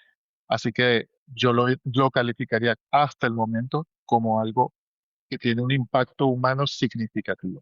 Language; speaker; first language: Spanish; native; Spanish